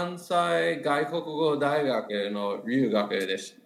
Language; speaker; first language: Japanese; non-native, learner; English